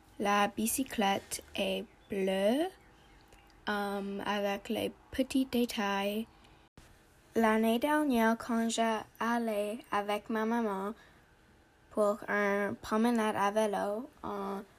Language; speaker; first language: French; non-native, learner; English